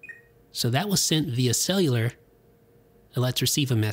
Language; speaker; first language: English; native; English